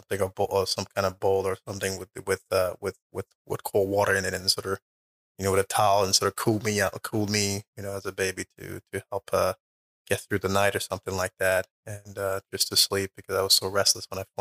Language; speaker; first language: English; native; English